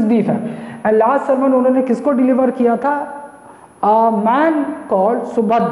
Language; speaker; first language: English; non-native, local second language; Hindi